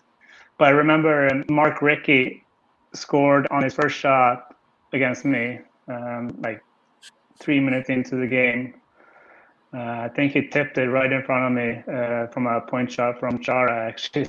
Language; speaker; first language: English; non-native, fluent; Swedish